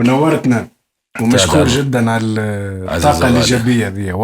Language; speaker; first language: Arabic; native; Arabic